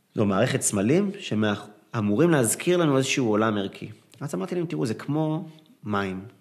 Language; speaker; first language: Hebrew; early bilingual, other home language; Arabic